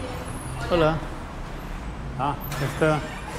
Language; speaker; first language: Spanish; non-native, learner; Urdu